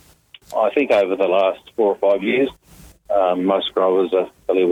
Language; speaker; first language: English; native; English